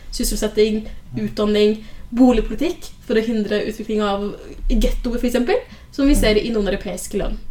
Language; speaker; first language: Norwegian; early bilingual, other home language; Somali